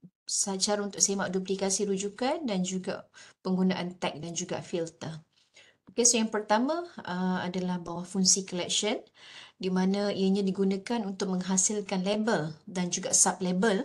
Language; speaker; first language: Malay; native; Malay